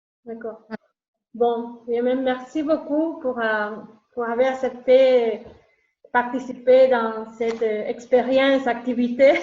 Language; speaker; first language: French; non-native, learner; Spanish